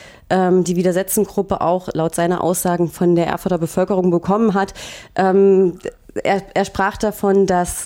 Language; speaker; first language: German; native; German